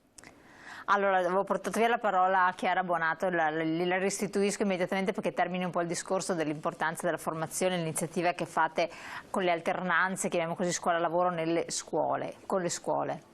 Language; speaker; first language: Italian; native; Italian